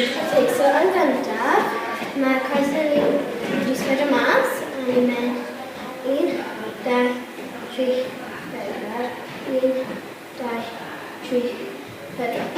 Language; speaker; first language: Welsh; non-native, local second language; English